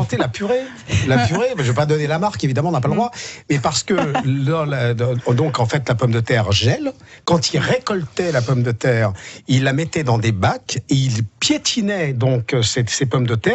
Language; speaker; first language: French; native; French